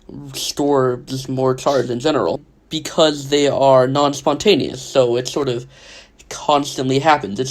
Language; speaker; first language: English; native; English